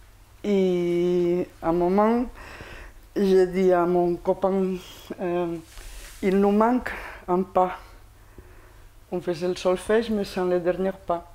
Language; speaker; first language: French; non-native, fluent; Spanish